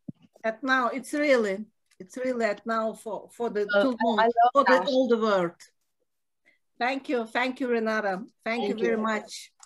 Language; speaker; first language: English; non-native, learner; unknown